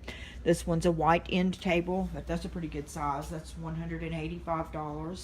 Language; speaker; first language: English; native; English